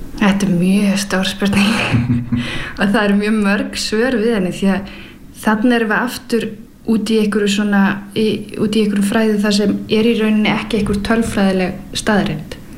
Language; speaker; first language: Icelandic; early bilingual, heritage; Icelandic